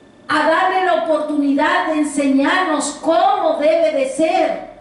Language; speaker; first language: Spanish; native; Spanish